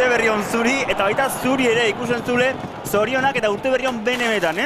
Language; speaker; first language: Basque; native; Basque